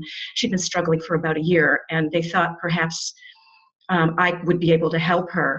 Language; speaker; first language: English; native; English